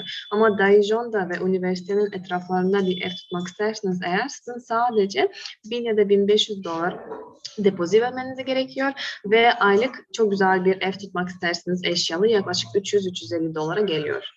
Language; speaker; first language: Turkish; non-native, fluent; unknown